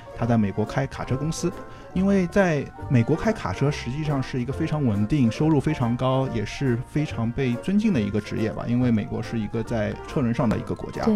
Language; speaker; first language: Chinese; native; Chinese